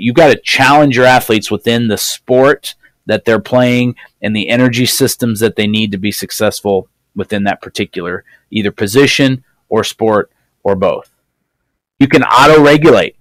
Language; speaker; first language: English; native; English